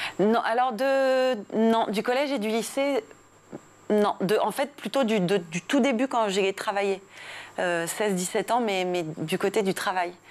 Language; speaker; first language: French; early bilingual, other home language; English